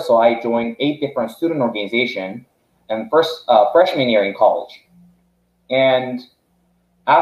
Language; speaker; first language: English; non-native, fluent; Korean